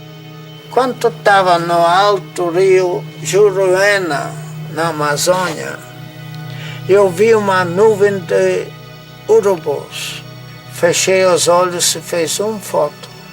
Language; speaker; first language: Portuguese; non-native, fluent; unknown